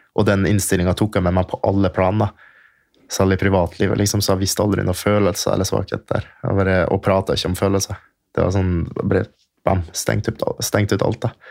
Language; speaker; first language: Norwegian; early bilingual, other home language; German